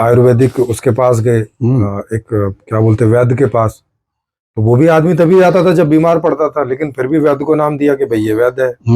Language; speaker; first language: Hindi; native; Hindi